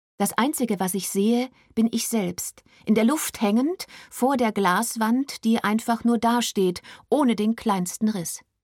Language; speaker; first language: German; native; German